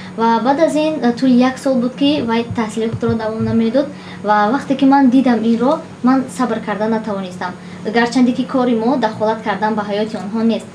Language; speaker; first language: Tajik; native; Tajik